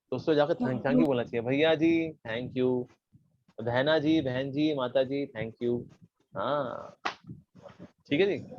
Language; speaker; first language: Hindi; native; Hindi